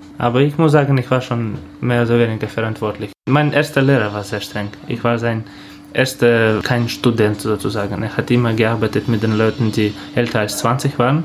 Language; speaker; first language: German; non-native, fluent; Russian